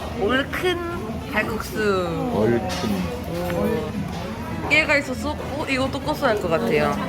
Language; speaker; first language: Korean; non-native, learner; Turkish